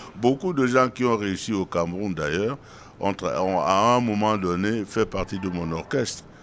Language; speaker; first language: French; non-native, local second language; Duala